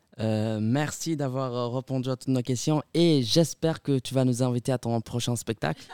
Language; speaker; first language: French; native; French